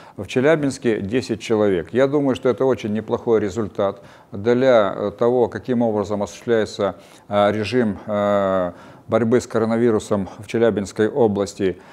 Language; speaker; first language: Russian; native; Russian